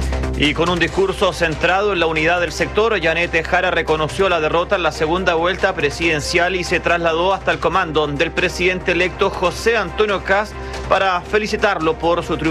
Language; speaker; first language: Spanish; native; Spanish